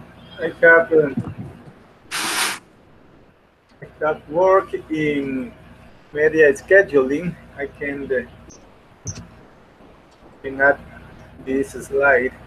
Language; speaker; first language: English; non-native, learner; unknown